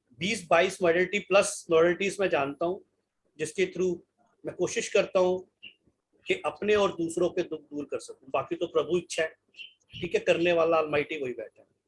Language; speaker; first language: Hindi; native; Hindi